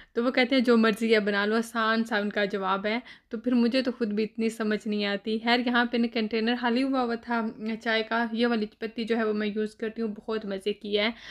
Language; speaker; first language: Urdu; native; Urdu